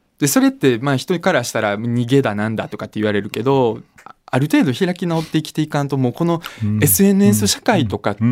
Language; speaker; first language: Japanese; early bilingual, other home language; Russian